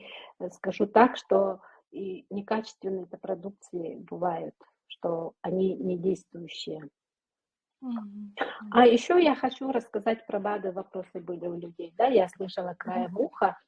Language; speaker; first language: Russian; non-native, local second language; Yakut